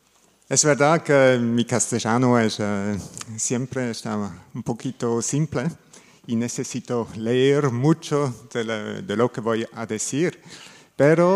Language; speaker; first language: Spanish; non-native, learner; German